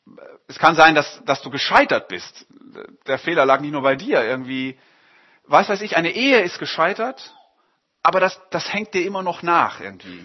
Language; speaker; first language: German; native; German